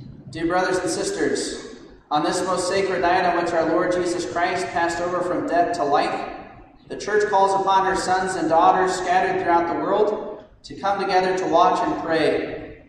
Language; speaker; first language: English; native; English